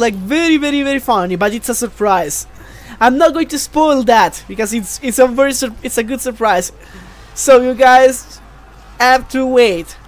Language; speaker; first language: English; non-native, fluent; Italian